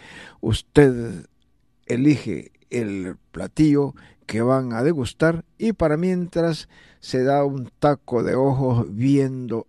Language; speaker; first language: Spanish; native; Spanish